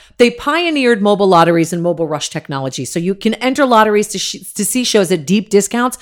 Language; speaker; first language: English; native; English